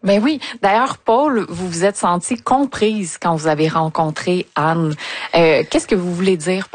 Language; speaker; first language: French; native; French